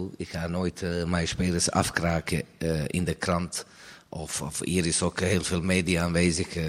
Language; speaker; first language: Dutch; non-native, fluent; Serbian